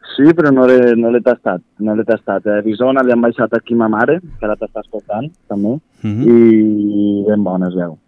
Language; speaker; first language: Catalan; native; Catalan